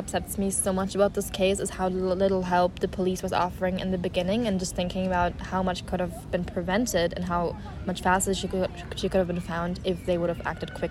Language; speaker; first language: English; non-native, fluent; German